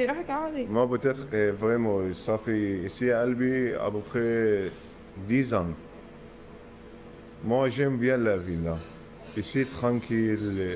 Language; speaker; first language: French; non-native, learner; Arabic